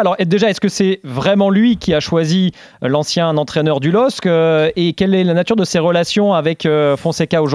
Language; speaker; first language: French; native; French